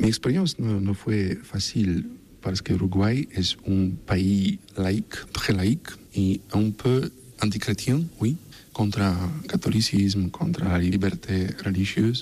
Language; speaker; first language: French; non-native, learner; Polish